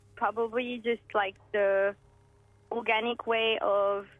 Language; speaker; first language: English; early bilingual, heritage; French